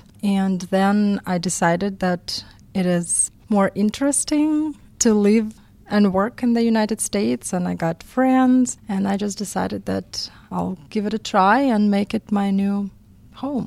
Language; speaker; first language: English; non-native, fluent; Russian